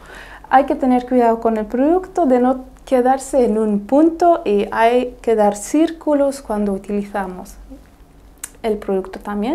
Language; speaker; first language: Spanish; non-native, fluent; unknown